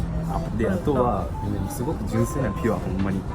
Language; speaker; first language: Japanese; native; Japanese